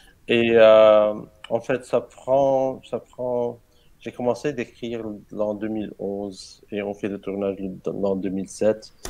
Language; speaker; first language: French; non-native, learner; Arabic